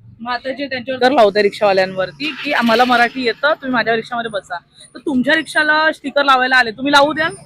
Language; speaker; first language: Marathi; native; Marathi